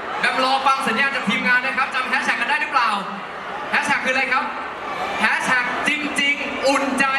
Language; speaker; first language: Thai; native; Thai